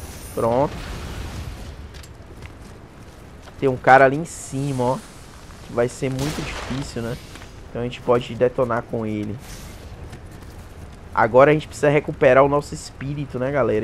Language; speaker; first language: Portuguese; native; Portuguese